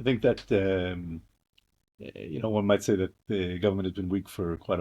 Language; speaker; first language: English; native; English